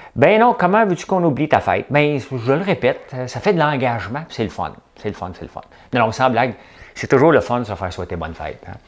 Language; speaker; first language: French; native; French